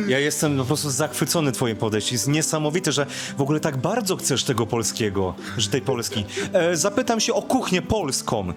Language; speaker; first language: Polish; native; Polish